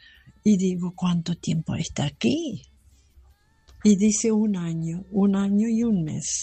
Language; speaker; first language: Spanish; non-native, fluent; German